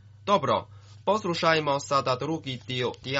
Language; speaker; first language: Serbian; non-native, fluent; Chinese